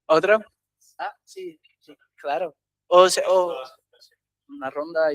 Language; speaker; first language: Spanish; non-native, fluent; Portuguese